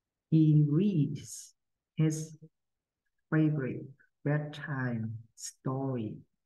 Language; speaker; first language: English; non-native, fluent; Vietnamese